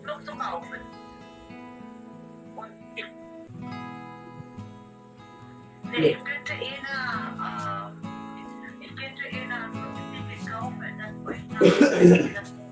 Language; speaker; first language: German; non-native, fluent; Filipino